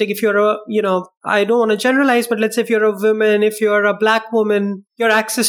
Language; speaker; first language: English; non-native, local second language; Hindi